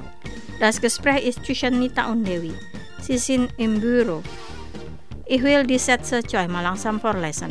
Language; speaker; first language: German; non-native, fluent; Indonesian